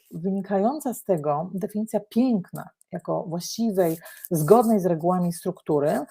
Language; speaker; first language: Polish; native; Polish